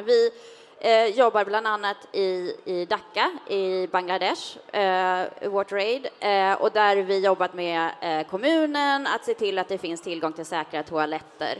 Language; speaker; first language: Swedish; native; Swedish